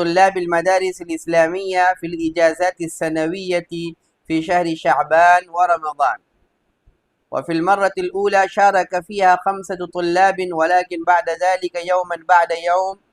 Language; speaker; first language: Arabic; non-native, fluent; Urdu